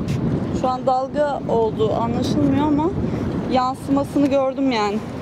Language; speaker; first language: Turkish; native; Turkish